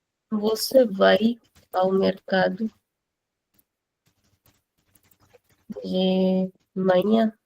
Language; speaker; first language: Portuguese; non-native, fluent; Hindi